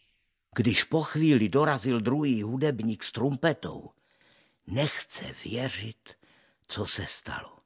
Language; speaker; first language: Czech; native; Czech